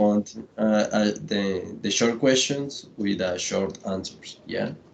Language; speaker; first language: English; non-native, learner; Spanish